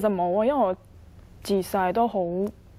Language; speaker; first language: Cantonese; non-native, fluent; Chinese